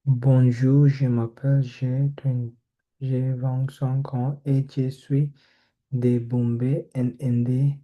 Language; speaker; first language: French; non-native, learner; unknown